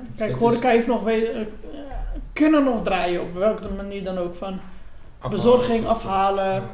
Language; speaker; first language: Dutch; native; Dutch